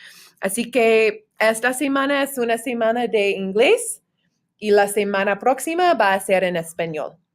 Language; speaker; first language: Spanish; non-native, fluent; English